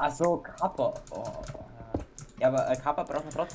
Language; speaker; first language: German; native; German